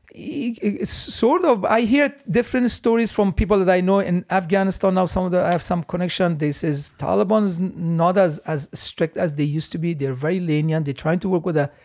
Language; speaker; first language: English; non-native, fluent; Persian